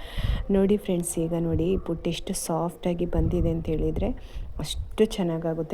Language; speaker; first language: Kannada; native; Kannada